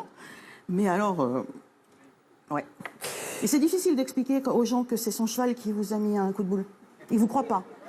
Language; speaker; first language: French; native; French